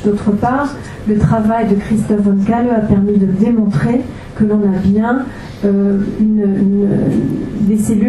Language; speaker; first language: French; native; French